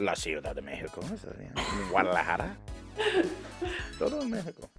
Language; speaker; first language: Spanish; non-native, learner; English